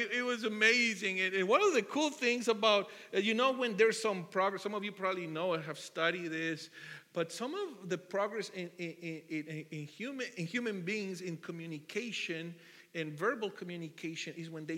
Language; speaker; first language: English; non-native, fluent; Spanish